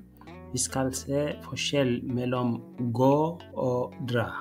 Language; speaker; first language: Norwegian; non-native, learner; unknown